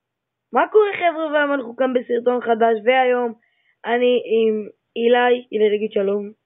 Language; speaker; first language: Hebrew; native; Hebrew